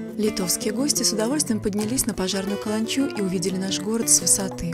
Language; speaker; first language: Russian; native; Russian